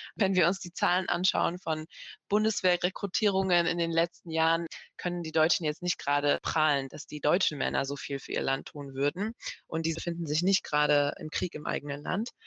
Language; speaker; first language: German; early bilingual, other home language; Persian